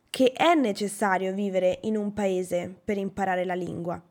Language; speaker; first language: Italian; native; Italian